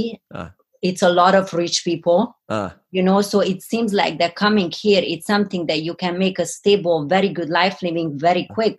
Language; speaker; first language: English; non-native, fluent; Hungarian